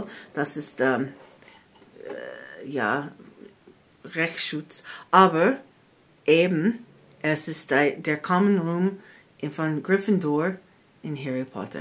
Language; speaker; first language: German; non-native, fluent; English